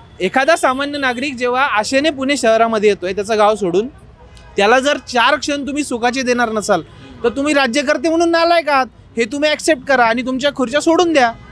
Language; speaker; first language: Marathi; native; Marathi